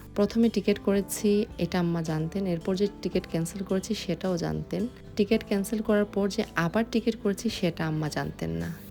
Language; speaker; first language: Bangla; native; Bangla